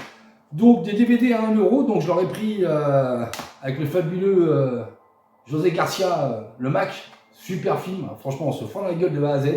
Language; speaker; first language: French; native; French